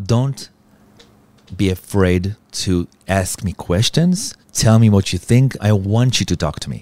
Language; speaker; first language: English; non-native, fluent; Hebrew